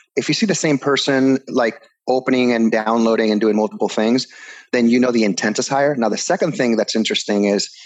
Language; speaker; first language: English; early bilingual, other home language; Spanish